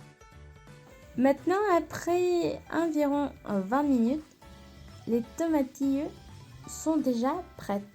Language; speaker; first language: French; non-native, fluent; Spanish